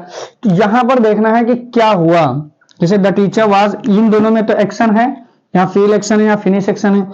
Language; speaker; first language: Hindi; native; Hindi